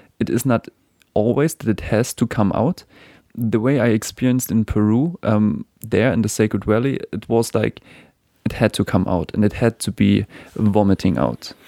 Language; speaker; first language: English; non-native, fluent; German